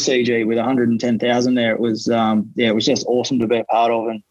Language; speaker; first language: English; native; English